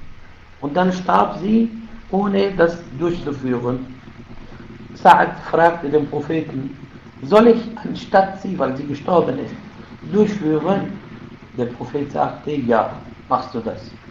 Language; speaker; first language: German; non-native, fluent; Arabic